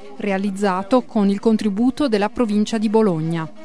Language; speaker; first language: Italian; native; Italian